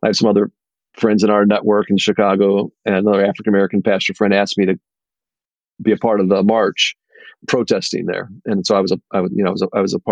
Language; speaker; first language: English; native; English